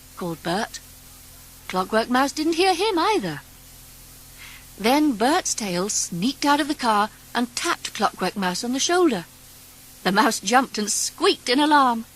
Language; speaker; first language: English; native; English